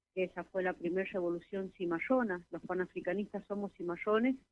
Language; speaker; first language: Spanish; native; Spanish